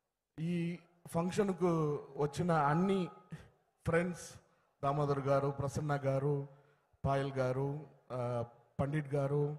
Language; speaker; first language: Telugu; non-native, learner; Tamil